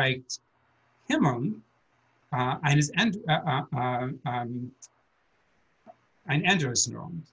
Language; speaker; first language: German; non-native, learner; English